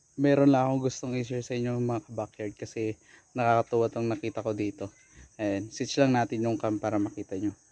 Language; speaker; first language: Filipino; non-native, local second language; Iloko